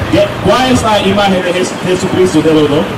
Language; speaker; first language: Spanish; non-native, learner; English